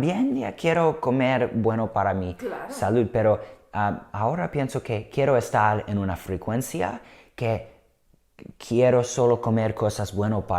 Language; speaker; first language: Spanish; non-native, learner; English